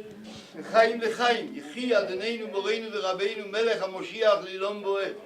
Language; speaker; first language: Hebrew; non-native, fluent; Yiddish